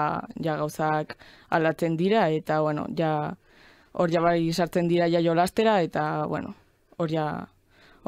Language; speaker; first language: Basque; non-native, local second language; Spanish